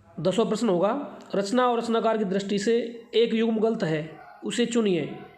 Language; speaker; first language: Hindi; native; Hindi